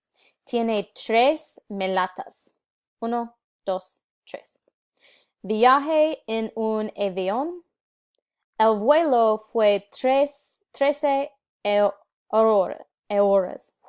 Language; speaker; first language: Spanish; non-native, learner; English